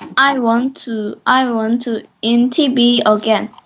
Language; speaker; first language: English; non-native, learner; Korean